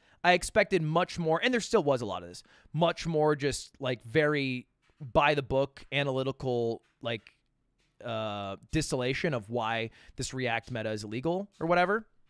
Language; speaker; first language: English; native; English